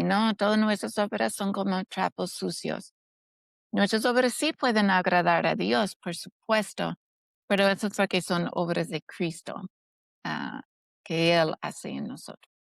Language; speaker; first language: Spanish; non-native, fluent; English